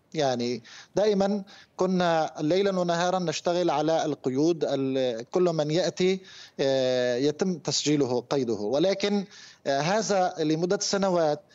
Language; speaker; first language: Arabic; non-native, fluent; Turkish